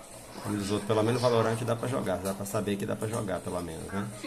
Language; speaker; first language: Portuguese; native; Portuguese